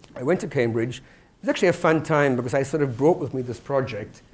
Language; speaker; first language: English; native; English